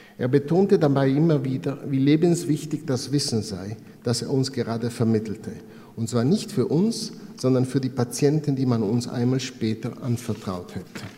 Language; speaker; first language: German; non-native, fluent; Italian